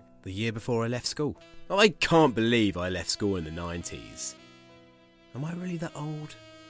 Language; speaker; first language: English; native; English